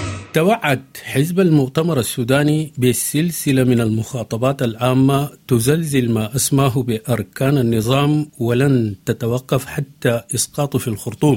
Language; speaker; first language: Arabic; native; Arabic